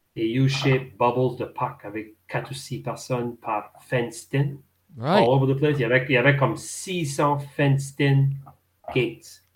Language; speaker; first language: French; native; French